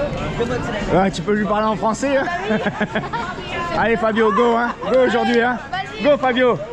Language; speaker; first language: French; native; French